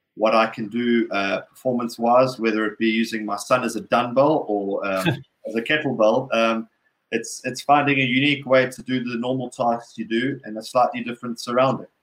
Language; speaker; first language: English; native; English